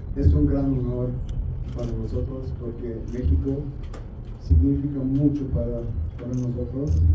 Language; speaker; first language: Spanish; non-native, learner; German